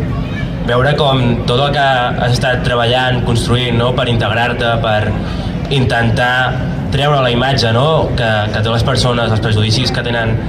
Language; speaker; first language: Catalan; early bilingual, other home language; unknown